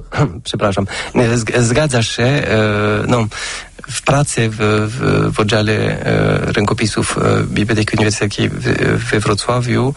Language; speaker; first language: Polish; non-native, fluent; French